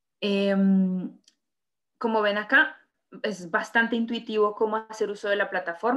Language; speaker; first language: Spanish; native; Spanish